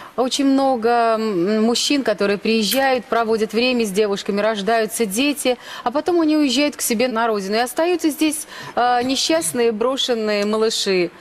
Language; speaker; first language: Russian; native; Russian